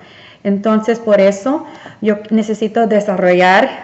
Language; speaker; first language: Spanish; early bilingual, heritage; Spanish